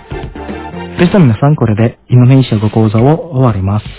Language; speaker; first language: Japanese; non-native, fluent; Indonesian